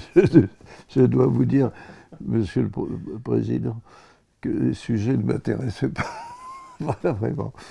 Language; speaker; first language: French; native; French